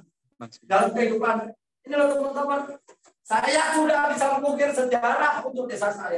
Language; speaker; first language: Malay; non-native, local second language; Javanese